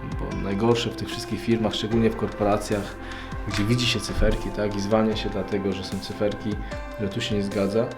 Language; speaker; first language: Polish; native; Polish